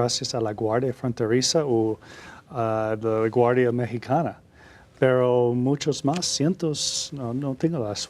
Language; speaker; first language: Spanish; non-native, learner; English